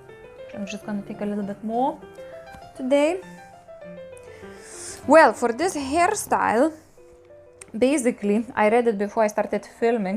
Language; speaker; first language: English; non-native, fluent; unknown